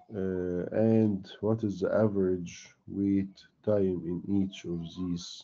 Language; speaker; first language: English; non-native, fluent; Arabic